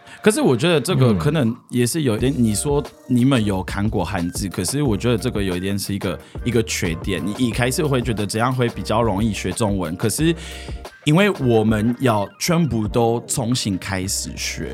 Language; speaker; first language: Chinese; non-native, fluent; French